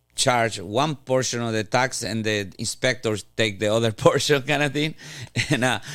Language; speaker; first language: English; non-native, fluent; Spanish